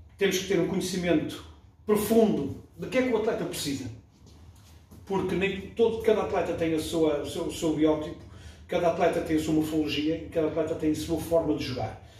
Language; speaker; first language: Portuguese; early bilingual, other home language; French